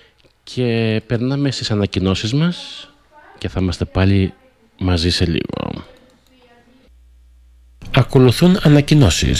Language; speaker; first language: Greek; native; Greek